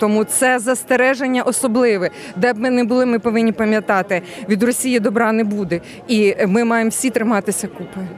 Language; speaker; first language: Ukrainian; native; Ukrainian